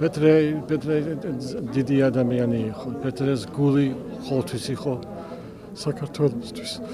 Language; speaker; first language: Georgian; early bilingual, heritage; Georgian